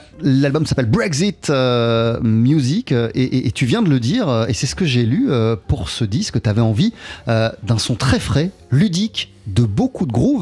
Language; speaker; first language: French; native; French